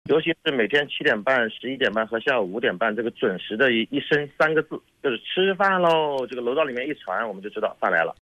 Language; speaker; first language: Chinese; native; Chinese